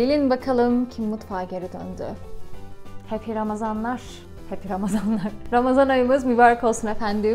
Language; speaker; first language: Turkish; native; Turkish